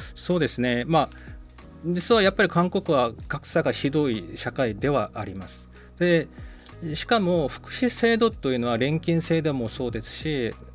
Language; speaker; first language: Japanese; non-native, fluent; Korean